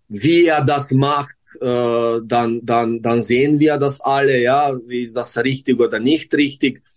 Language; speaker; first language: German; non-native, learner; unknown